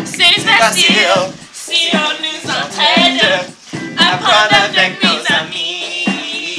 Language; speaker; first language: French; non-native, local second language; English